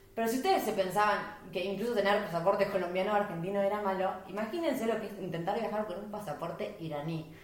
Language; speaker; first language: Spanish; native; Spanish